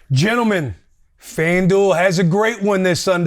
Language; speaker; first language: English; native; English